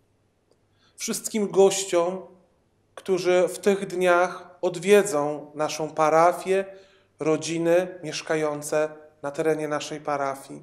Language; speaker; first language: Polish; native; Polish